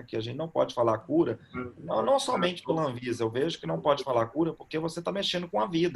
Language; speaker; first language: Portuguese; native; Portuguese